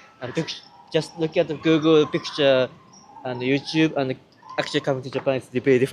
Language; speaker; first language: English; non-native, learner; Japanese